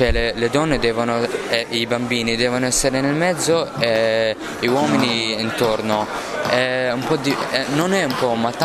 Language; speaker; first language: Italian; non-native, learner; Arabic